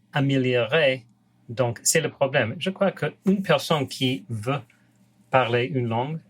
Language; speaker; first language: French; non-native, fluent; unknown